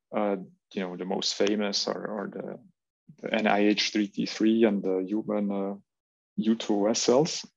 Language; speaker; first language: English; non-native, fluent; French